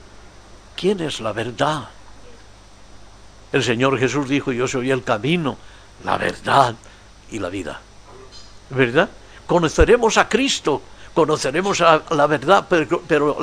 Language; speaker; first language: Spanish; native; Spanish